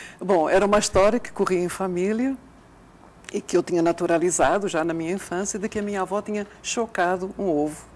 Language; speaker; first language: Portuguese; native; Portuguese